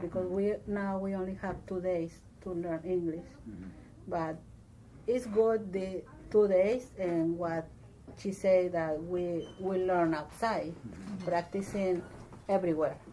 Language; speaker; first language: English; non-native, learner; Spanish